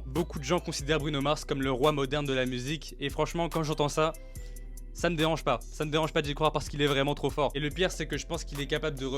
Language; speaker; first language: French; native; French